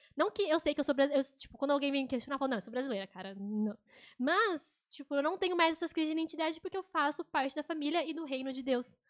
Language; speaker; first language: Portuguese; native; Portuguese